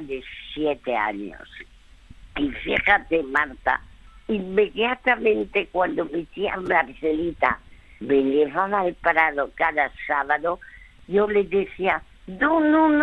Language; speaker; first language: Spanish; early bilingual, other home language; French